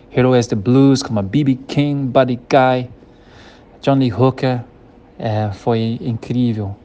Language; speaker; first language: Portuguese; non-native, learner; English